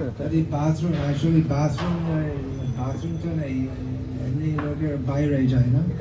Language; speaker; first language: Bangla; non-native, fluent; English